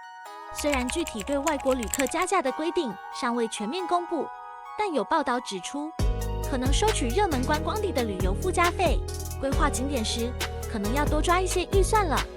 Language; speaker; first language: Chinese; native; Chinese